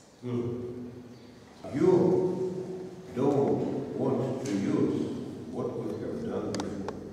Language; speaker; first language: English; non-native, fluent; Russian